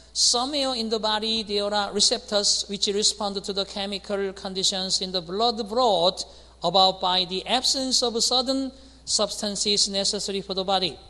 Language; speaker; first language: English; non-native, fluent; Korean